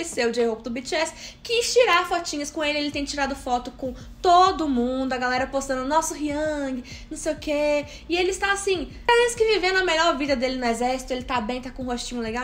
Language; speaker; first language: Portuguese; native; Portuguese